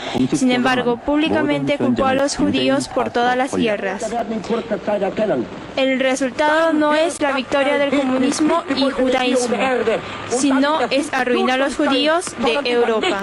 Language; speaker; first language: Spanish; non-native, fluent; Korean